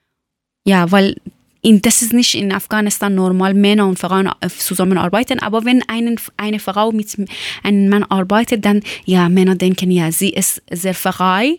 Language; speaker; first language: German; non-native, fluent; Persian